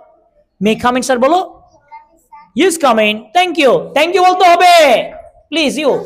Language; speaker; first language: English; non-native, local second language; Bangla